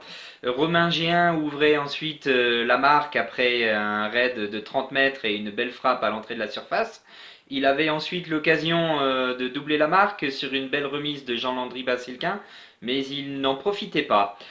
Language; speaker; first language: French; native; French